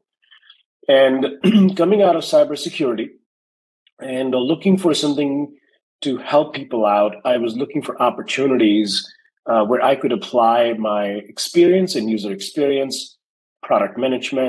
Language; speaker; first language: English; non-native, local second language; Hindi